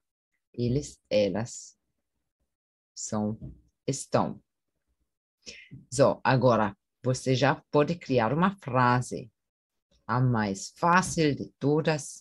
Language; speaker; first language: Portuguese; non-native, fluent; German